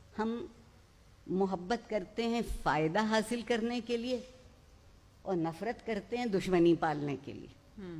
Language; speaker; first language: Urdu; non-native, local second language; Punjabi